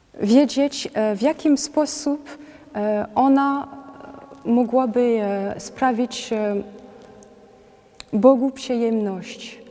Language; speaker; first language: Polish; non-native, learner; French